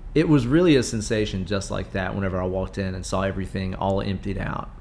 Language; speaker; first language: English; native; English